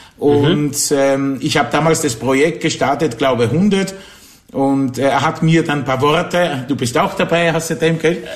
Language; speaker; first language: German; non-native, fluent; Polish